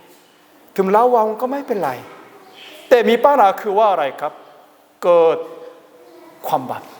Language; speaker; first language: Thai; non-native, learner; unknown